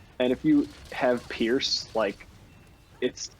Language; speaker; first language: English; native; English